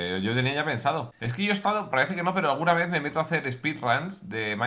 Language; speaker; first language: Spanish; native; Spanish